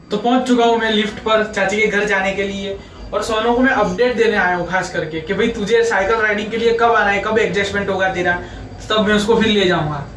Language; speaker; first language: Hindi; non-native, local second language; Marathi